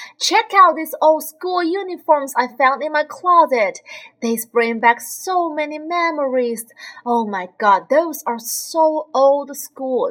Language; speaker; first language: English; non-native, fluent; Chinese